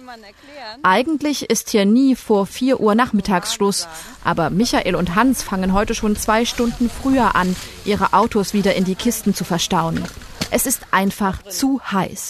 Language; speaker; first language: German; native; German